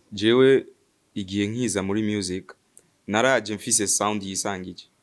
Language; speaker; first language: Rundi; early bilingual, heritage; Rundi